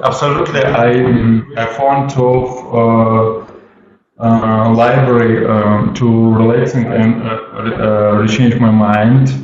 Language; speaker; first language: English; non-native, learner; Russian